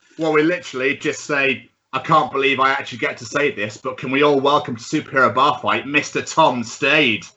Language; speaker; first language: English; native; English